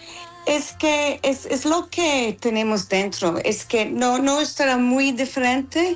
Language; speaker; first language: Spanish; non-native, learner; English